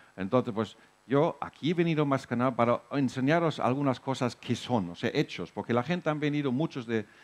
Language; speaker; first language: Spanish; non-native, fluent; German